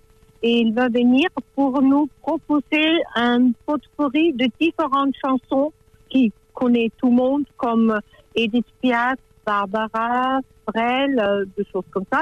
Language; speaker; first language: French; non-native, fluent; German